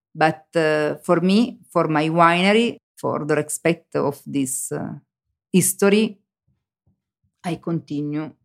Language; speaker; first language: English; non-native, learner; Italian